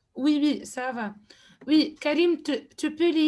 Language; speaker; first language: French; non-native, fluent; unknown